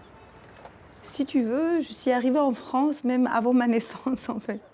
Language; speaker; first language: French; non-native, fluent; Persian